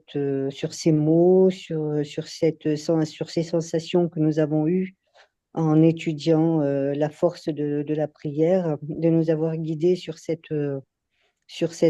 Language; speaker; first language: French; native; French